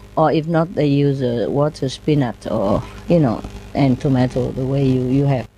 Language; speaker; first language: English; non-native, fluent; Vietnamese